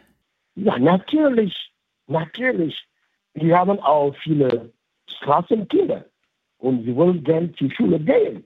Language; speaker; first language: German; non-native, fluent; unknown